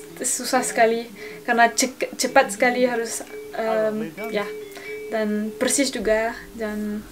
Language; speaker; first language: Indonesian; non-native, learner; French